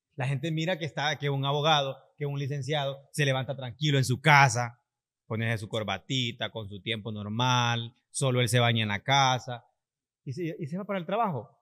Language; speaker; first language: Spanish; native; Spanish